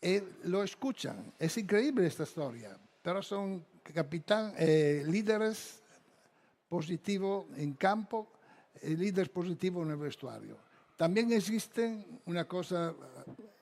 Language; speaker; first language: Spanish; non-native, fluent; Italian